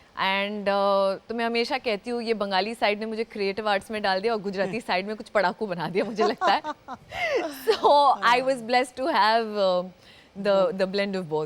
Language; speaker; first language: Hindi; non-native, local second language; Gujarati